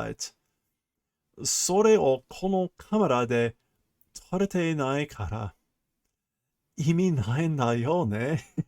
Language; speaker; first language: Japanese; non-native, learner; English